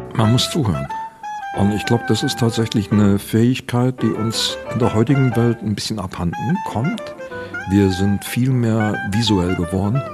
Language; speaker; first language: German; native; German